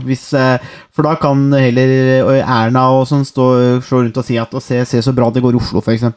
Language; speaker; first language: Norwegian; native; Norwegian